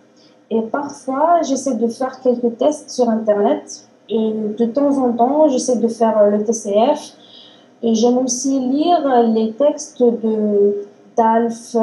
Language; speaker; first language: French; non-native, learner; Arabic